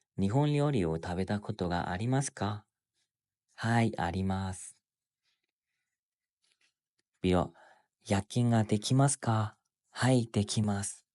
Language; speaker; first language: Japanese; non-native, fluent; Burmese